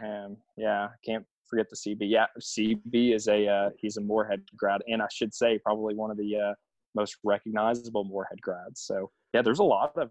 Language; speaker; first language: English; native; English